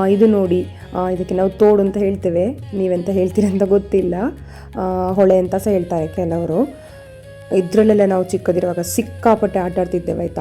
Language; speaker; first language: Kannada; non-native, local second language; Konkani